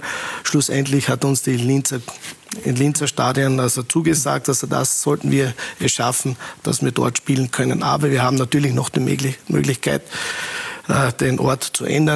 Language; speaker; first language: German; native; German